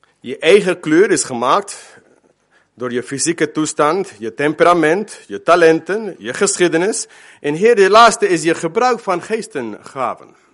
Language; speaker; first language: Dutch; non-native, fluent; Spanish